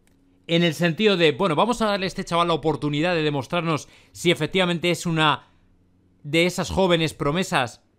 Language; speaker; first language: Spanish; native; Spanish